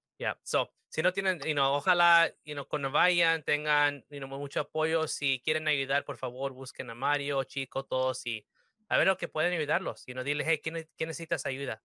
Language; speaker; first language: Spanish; early bilingual, heritage; Spanish